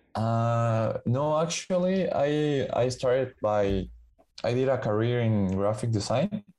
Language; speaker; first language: English; non-native, fluent; Spanish